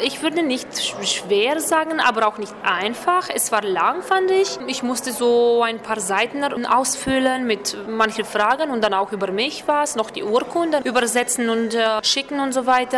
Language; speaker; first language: German; non-native, fluent; Romanian